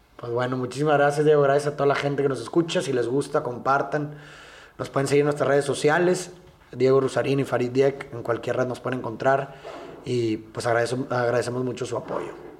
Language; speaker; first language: Spanish; native; Spanish